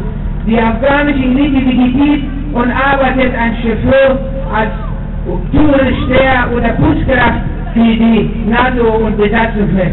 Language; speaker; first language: German; non-native, fluent; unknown